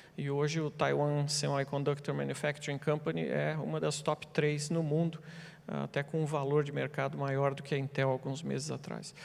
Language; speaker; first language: Portuguese; native; Portuguese